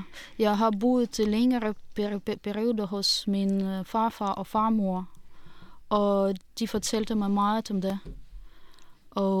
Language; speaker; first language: Danish; non-native, fluent; Russian